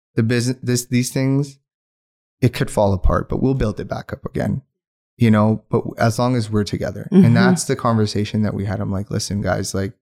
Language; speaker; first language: English; non-native, local second language; Urdu